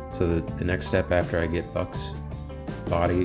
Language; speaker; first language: English; native; English